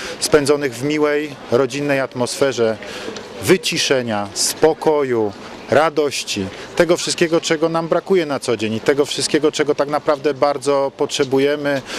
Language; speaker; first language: Polish; native; Polish